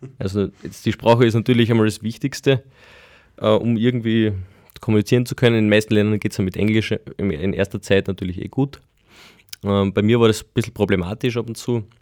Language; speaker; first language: German; native; German